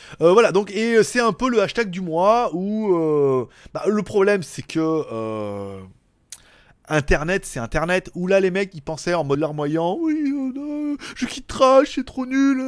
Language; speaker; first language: French; native; French